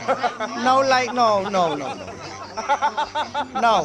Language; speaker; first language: English; non-native, learner; Sundanese